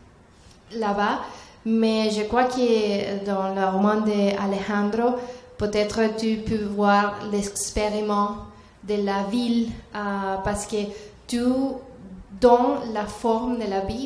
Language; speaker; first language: French; non-native, learner; Spanish